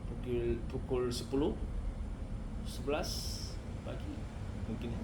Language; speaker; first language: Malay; non-native, learner; Korean